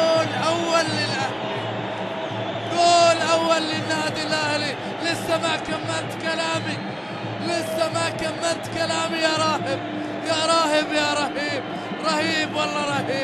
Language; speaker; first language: Arabic; native; Arabic